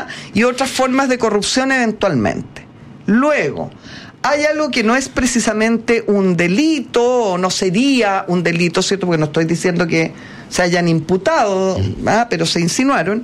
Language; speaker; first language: Spanish; native; Spanish